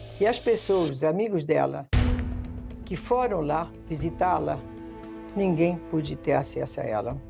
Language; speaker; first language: Portuguese; non-native, fluent; French